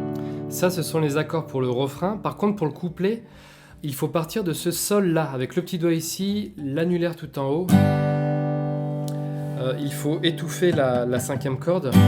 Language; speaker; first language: French; native; French